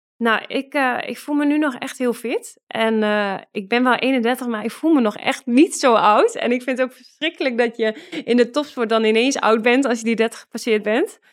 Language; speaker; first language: Dutch; native; Dutch